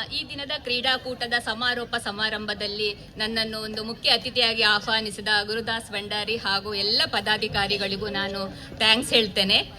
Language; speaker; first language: Kannada; native; Kannada